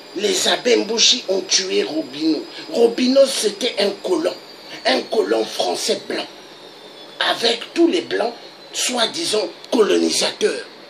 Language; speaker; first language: French; non-native, local second language; Lingala